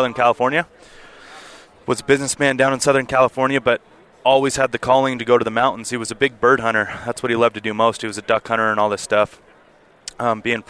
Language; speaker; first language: English; native; English